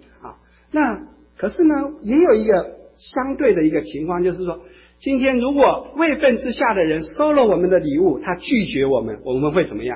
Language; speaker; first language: Chinese; native; Chinese